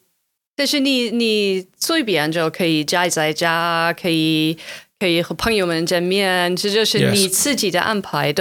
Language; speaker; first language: Chinese; non-native, fluent; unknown